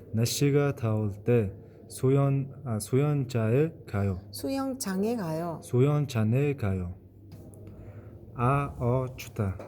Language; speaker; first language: Korean; non-native, fluent; Mongolian